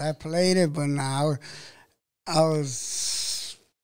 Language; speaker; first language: English; early bilingual, other home language; Spanish